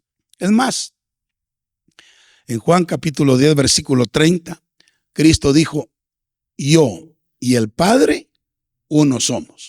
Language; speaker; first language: Spanish; native; Spanish